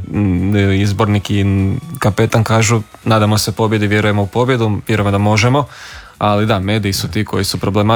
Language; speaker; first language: Serbian; native; Serbian